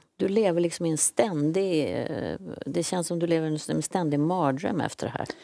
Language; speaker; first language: Swedish; native; Swedish